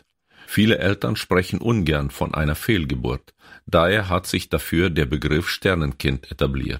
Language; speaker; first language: German; native; German